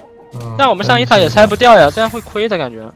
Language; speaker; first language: Chinese; native; Chinese